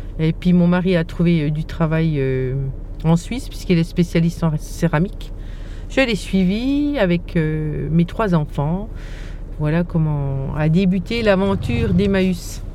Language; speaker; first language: French; native; French